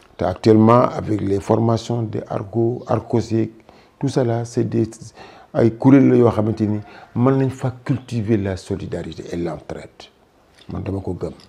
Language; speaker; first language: French; non-native, local second language; Wolof